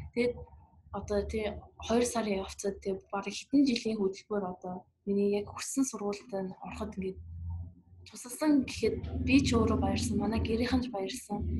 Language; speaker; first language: Mongolian; early bilingual, heritage; Mongolian